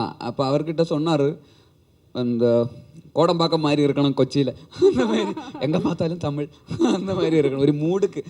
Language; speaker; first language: Tamil; non-native, learner; Malayalam